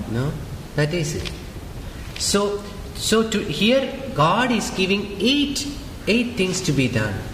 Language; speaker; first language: English; non-native, local second language; Malayalam